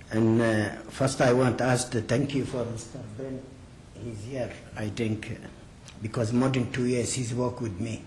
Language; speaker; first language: English; non-native, learner; Arabic